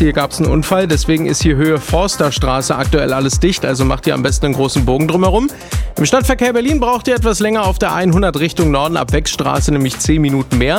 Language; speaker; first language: German; native; German